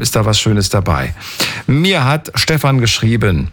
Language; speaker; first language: German; native; German